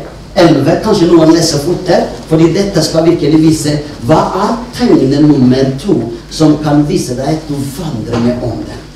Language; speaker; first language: Norwegian; non-native, fluent; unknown